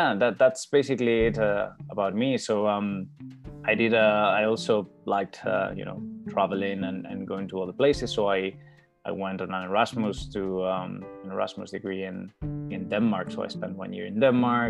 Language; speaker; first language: English; non-native, fluent; Spanish